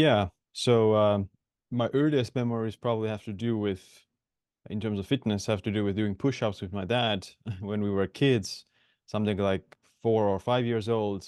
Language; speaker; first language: English; non-native, fluent; Estonian